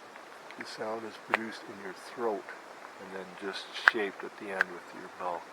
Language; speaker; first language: English; native; English